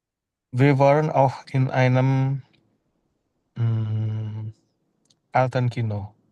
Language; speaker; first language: German; non-native, learner; Indonesian